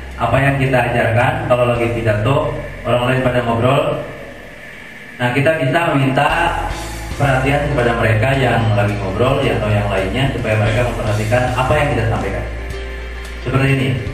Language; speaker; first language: Indonesian; non-native, local second language; Sundanese